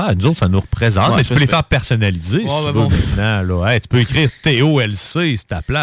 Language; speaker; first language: French; native; French